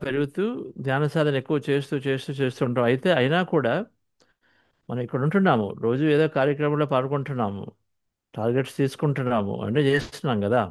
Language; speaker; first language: Telugu; native; Telugu